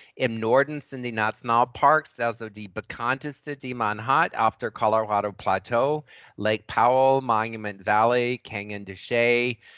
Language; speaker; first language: German; non-native, fluent; English